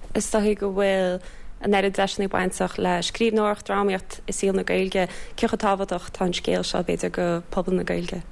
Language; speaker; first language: Irish; native; Irish